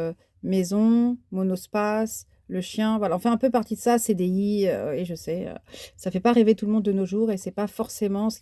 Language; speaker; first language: French; native; French